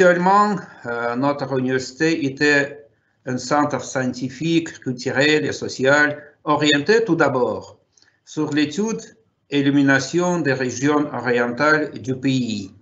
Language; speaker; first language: French; non-native, fluent; Russian